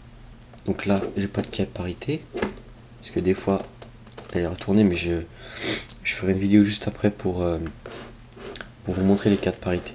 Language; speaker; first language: French; native; French